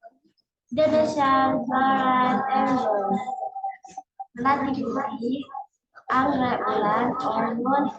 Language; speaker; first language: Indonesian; non-native, learner; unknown